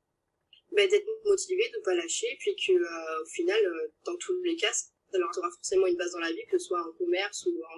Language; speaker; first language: French; native; French